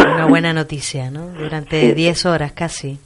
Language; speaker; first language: Spanish; native; Spanish